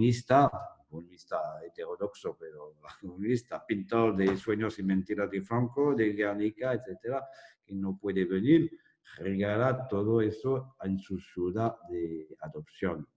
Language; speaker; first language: Spanish; non-native, fluent; French